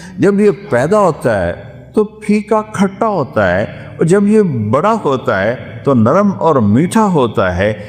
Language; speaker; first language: Urdu; non-native, local second language; Saraiki